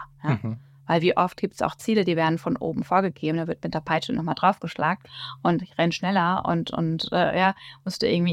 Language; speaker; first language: German; native; German